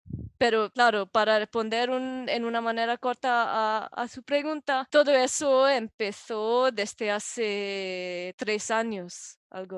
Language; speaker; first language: Spanish; non-native, fluent; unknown